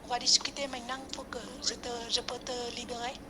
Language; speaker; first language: French; non-native, learner; Vietnamese